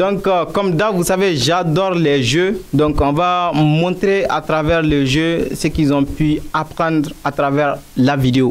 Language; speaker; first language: French; non-native, local second language; Bambara